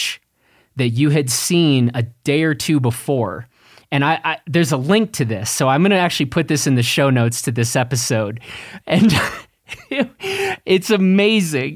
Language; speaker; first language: English; native; English